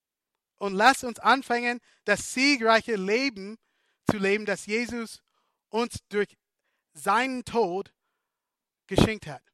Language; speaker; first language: German; non-native, fluent; English